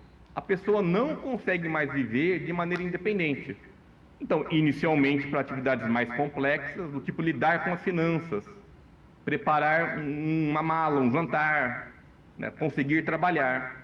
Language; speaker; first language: Portuguese; native; Portuguese